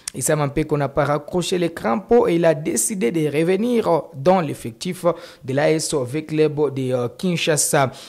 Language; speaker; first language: French; non-native, local second language; Swahili